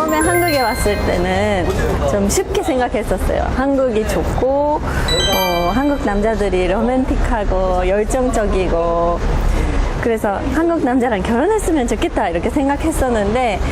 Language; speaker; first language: Korean; non-native, fluent; English